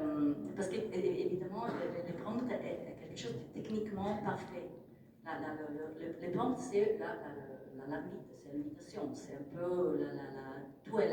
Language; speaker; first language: French; non-native, fluent; Italian